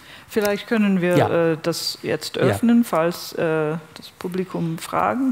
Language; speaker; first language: German; non-native, fluent; English